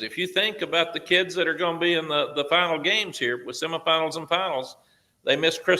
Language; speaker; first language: English; native; English